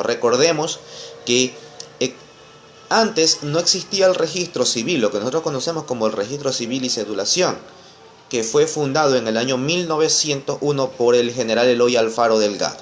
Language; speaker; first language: Spanish; native; Spanish